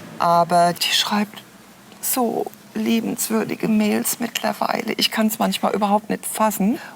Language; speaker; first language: German; native; German